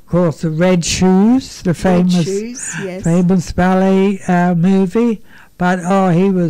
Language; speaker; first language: English; native; English